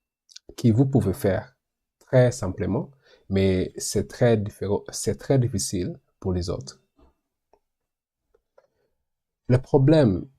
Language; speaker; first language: French; non-native, learner; English